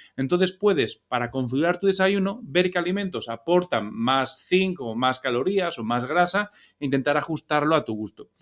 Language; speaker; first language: Spanish; native; Spanish